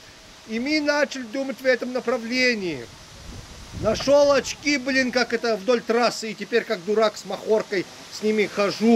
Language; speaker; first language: Russian; native; Russian